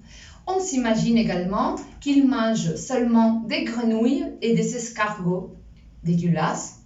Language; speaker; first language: French; non-native, fluent; Spanish